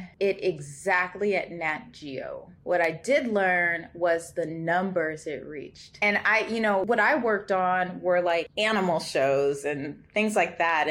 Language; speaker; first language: English; native; English